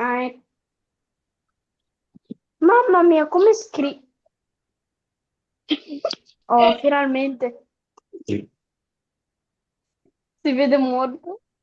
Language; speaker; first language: Italian; early bilingual, other home language; Bangla